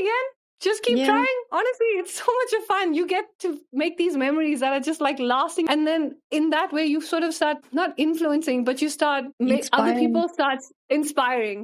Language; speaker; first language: English; early bilingual, other home language; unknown